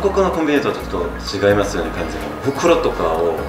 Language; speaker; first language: Japanese; non-native, learner; Korean